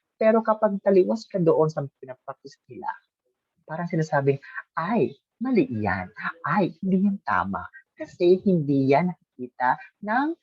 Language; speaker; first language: Filipino; non-native, local second language; Bikol